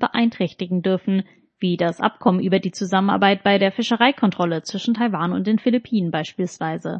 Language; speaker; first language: German; native; German